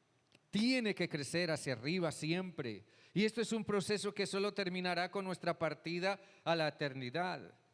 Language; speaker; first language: Spanish; native; Spanish